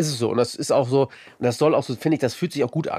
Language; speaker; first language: German; native; German